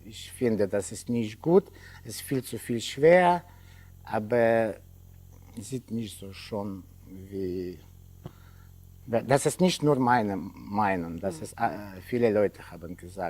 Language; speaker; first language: German; non-native, learner; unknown